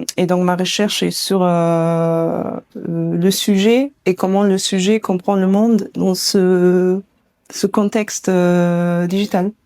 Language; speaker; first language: French; non-native, learner; German